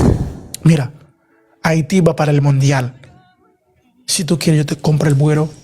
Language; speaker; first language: Spanish; non-native, learner; Haitian Creole